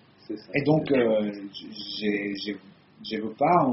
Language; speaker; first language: French; non-native, learner; Italian